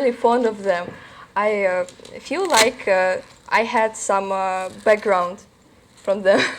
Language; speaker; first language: English; non-native, learner; Russian